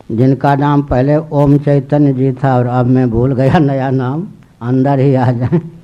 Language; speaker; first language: Hindi; native; Hindi